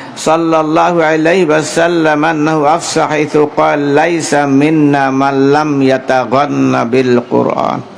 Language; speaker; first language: Arabic; non-native, fluent; Bangla